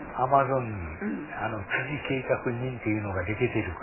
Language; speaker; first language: Japanese; native; Japanese